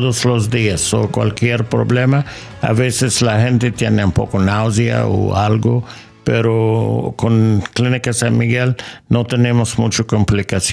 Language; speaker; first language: Spanish; non-native, learner; English